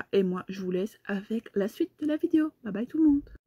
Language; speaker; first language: French; native; French